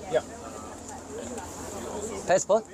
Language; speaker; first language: English; non-native, learner; Korean